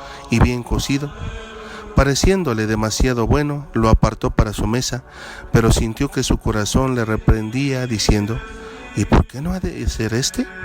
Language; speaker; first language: Spanish; native; Spanish